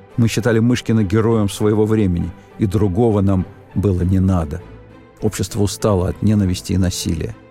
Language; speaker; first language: Russian; native; Russian